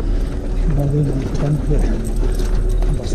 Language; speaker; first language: Portuguese; native; Portuguese